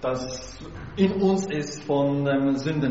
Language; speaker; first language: German; non-native, learner; Czech